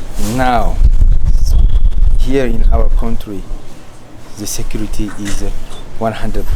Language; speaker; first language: English; non-native, fluent; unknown